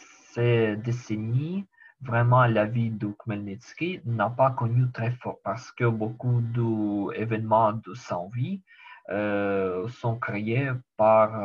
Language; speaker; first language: French; non-native, learner; Ukrainian